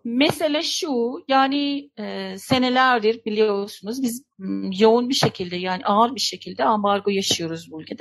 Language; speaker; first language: Turkish; non-native, fluent; Persian